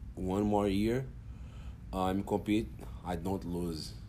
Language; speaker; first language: English; non-native, learner; Portuguese